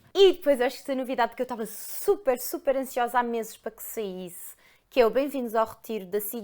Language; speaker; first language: Portuguese; native; Portuguese